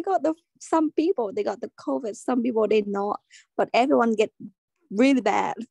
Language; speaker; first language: English; non-native, learner; Vietnamese